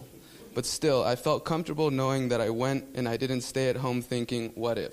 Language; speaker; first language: English; early bilingual, other home language; Spanish